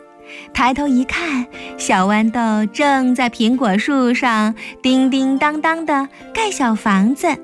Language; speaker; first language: Chinese; native; Chinese